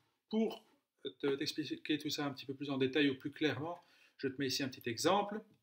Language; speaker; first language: French; native; French